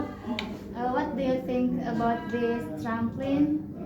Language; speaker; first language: English; non-native, learner; Indonesian